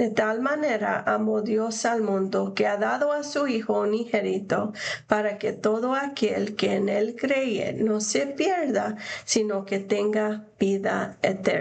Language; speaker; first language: Spanish; non-native, fluent; English